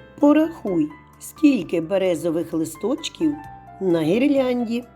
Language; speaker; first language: Ukrainian; native; Ukrainian